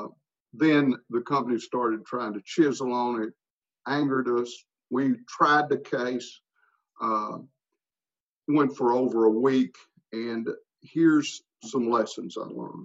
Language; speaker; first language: English; native; English